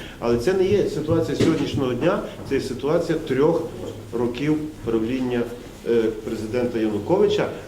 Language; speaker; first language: Ukrainian; native; Ukrainian